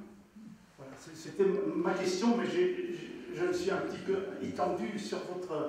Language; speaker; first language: French; native; French